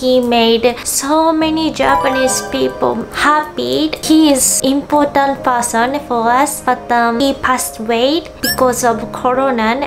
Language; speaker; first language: English; non-native, learner; Japanese